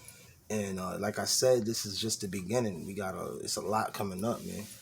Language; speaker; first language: English; native; English